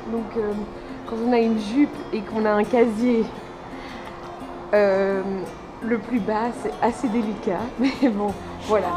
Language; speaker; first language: French; native; French